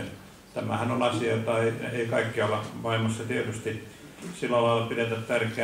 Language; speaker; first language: Finnish; native; Finnish